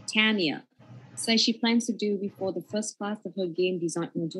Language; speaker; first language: English; non-native, fluent; Vietnamese